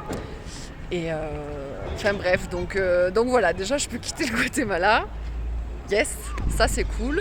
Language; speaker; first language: French; native; French